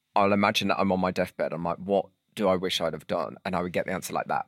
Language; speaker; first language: English; native; English